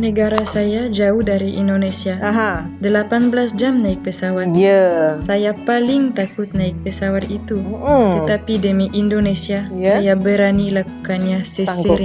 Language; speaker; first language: Indonesian; non-native, fluent; French